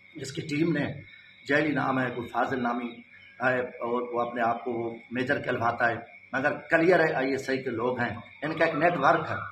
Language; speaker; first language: Urdu; non-native, local second language; Saraiki